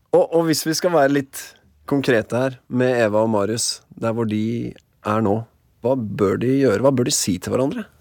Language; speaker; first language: Norwegian; native; Norwegian